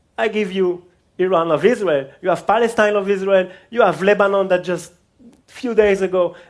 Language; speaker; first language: English; non-native, fluent; Hebrew